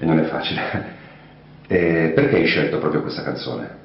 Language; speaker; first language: Italian; native; Italian